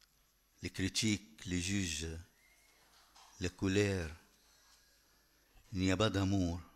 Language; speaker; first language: French; non-native, fluent; Arabic